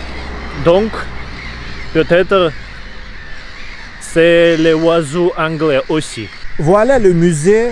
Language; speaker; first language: French; non-native, learner; Russian